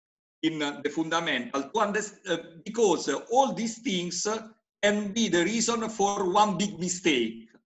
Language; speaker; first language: English; non-native, fluent; Italian